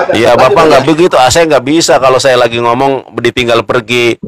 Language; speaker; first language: Indonesian; native; Indonesian